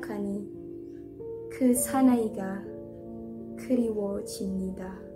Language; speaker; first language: Korean; non-native, learner; Indonesian